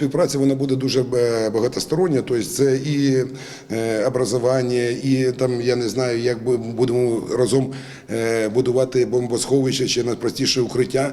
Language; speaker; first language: Ukrainian; non-native, local second language; Russian